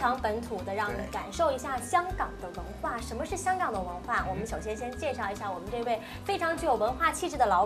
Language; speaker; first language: Chinese; native; Chinese